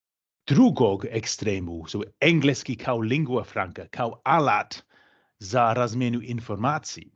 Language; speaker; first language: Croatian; non-native, fluent; English